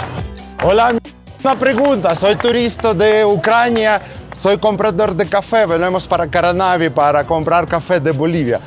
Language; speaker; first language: Spanish; non-native, learner; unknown